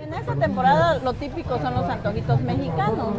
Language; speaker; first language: Spanish; native; Spanish